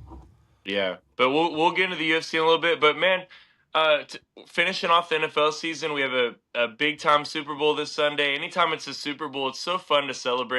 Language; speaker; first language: English; native; English